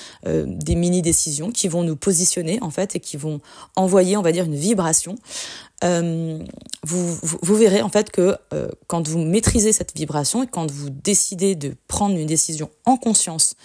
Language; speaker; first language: French; native; French